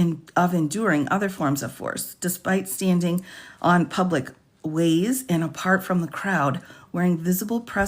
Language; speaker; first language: English; native; English